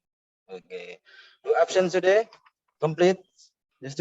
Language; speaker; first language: English; non-native, learner; Indonesian